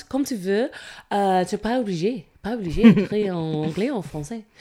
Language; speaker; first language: French; non-native, learner; English